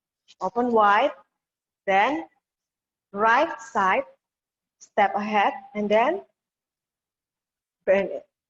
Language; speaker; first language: English; non-native, learner; Indonesian